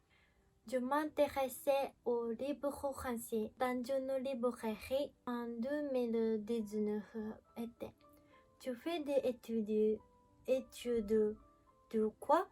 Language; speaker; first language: French; non-native, learner; Japanese